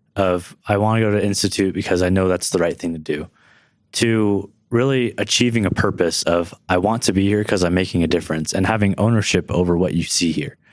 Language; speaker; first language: English; native; English